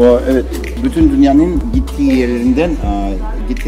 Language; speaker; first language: Turkish; non-native, fluent; Russian